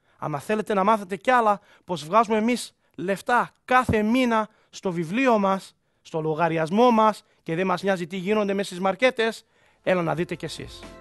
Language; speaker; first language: Greek; early bilingual, heritage; Greek